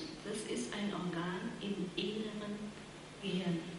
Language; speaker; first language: German; non-native, fluent; Vietnamese